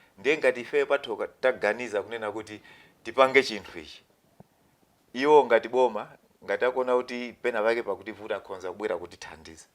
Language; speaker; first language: Nyanja; non-native, local second language; Tumbuka